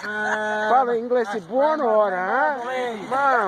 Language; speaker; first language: Italian; early bilingual, heritage; English